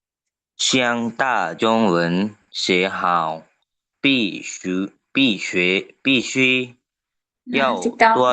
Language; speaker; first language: Chinese; non-native, learner; Lao